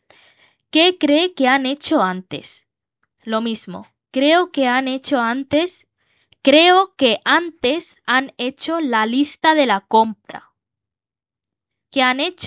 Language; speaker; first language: Spanish; non-native, fluent; Bangla